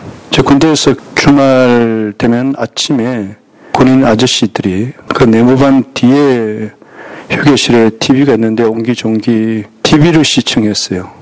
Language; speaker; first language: Korean; native; Korean